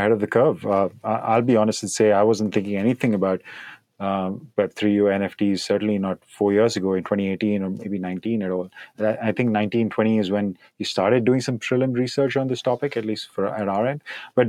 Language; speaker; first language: English; non-native, local second language; Hindi